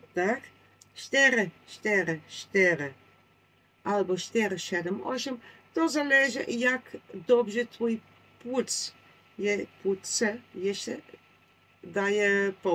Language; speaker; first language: Polish; non-native, learner; Dutch